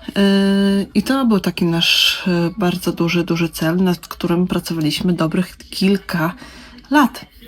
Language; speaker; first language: Polish; native; Polish